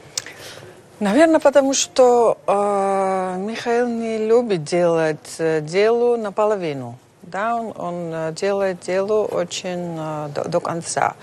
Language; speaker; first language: Russian; non-native, fluent; Dutch